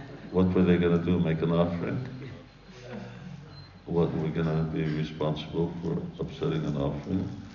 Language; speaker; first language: English; early bilingual, other home language; Hungarian